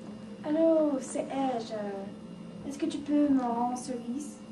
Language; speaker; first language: French; non-native, learner; English